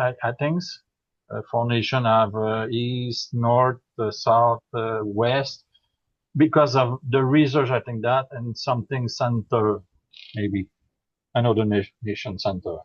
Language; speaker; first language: English; non-native, learner; French